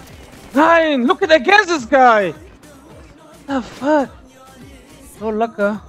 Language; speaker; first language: English; non-native, learner; Turkish